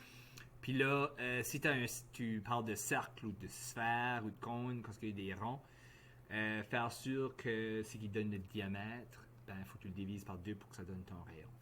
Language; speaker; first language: French; native; French